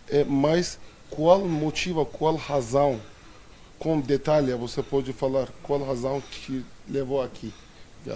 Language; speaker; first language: Portuguese; non-native, fluent; Turkish